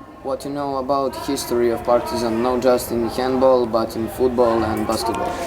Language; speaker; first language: English; non-native, learner; Serbian